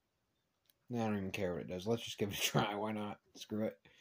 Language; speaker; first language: English; native; English